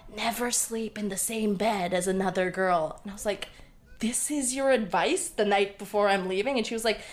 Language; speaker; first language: English; non-native, local second language; Bangla